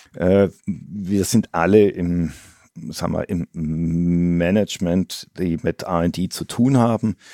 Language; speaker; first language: German; native; German